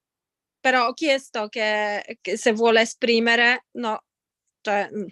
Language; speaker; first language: Italian; non-native, fluent; Polish